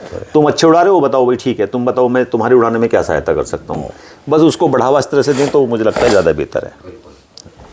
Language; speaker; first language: Hindi; native; Hindi